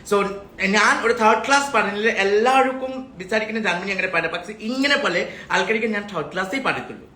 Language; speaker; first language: Malayalam; non-native, learner; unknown